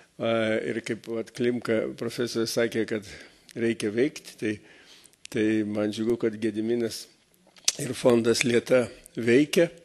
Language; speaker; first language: Lithuanian; native; Lithuanian